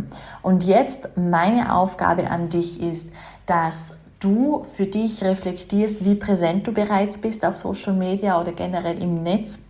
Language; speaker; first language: German; native; German